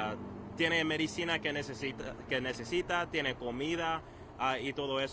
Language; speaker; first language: Spanish; non-native, learner; English